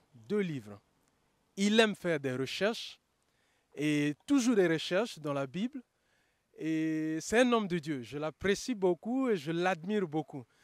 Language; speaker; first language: French; non-native, local second language; Lingala